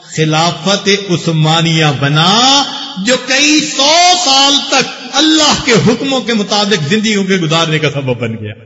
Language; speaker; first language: Urdu; non-native, local second language; Punjabi